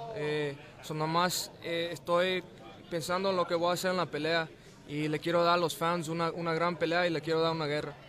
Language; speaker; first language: Spanish; early bilingual, heritage; Spanish